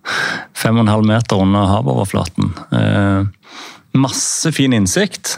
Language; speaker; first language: Norwegian; native; Norwegian